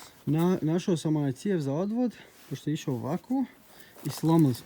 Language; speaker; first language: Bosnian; early bilingual, heritage; Croatian